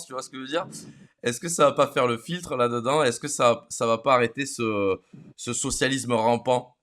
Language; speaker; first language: French; native; French